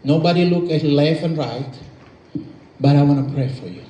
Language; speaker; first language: English; non-native, learner; Indonesian